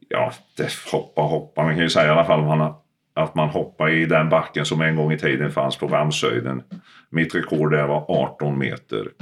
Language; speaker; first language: Swedish; early bilingual, other home language; Finnish